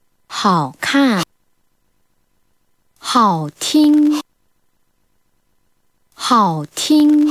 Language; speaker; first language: Chinese; non-native, learner; Korean